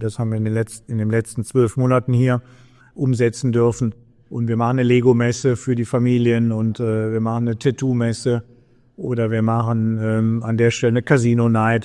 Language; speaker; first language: German; native; German